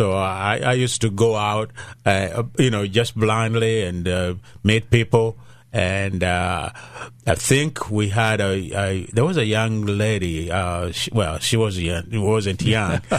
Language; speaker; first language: English; non-native, local second language; Ganda